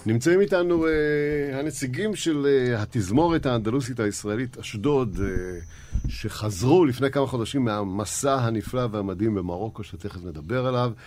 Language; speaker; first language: Hebrew; native; Hebrew